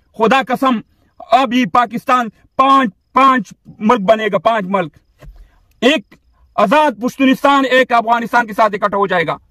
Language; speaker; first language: Urdu; non-native, local second language; Pashto